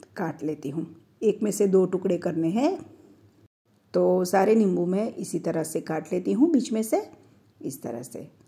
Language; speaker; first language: Hindi; non-native, local second language; Gujarati